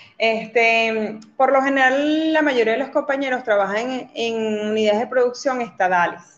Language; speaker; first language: Spanish; native; Spanish